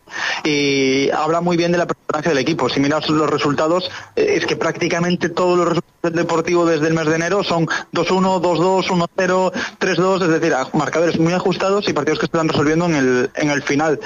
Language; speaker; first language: Spanish; native; Spanish